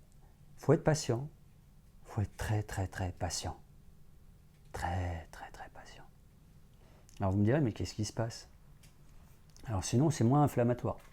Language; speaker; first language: French; native; French